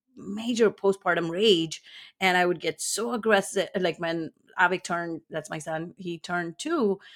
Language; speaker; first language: English; non-native, local second language; Gujarati